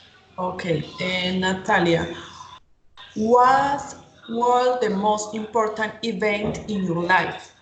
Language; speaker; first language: English; non-native, learner; Spanish